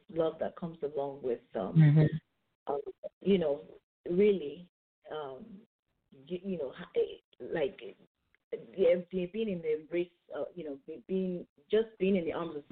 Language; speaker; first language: English; non-native, local second language; Yoruba